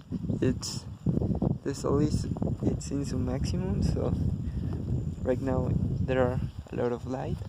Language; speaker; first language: English; non-native, learner; Spanish